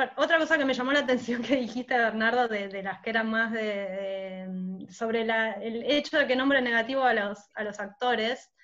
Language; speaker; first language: Spanish; native; Spanish